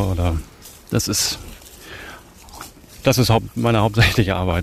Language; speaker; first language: German; native; German